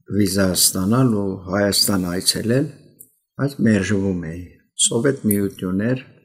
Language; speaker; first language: Armenian; early bilingual, heritage; Armenian